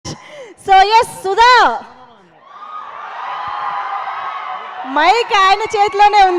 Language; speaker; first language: Telugu; native; Telugu